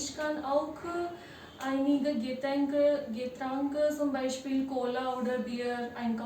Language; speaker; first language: German; non-native, learner; Hindi